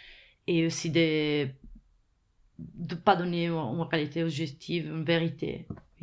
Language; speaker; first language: French; non-native, fluent; Italian